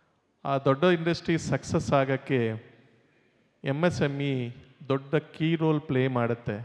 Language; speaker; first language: Kannada; non-native, local second language; Telugu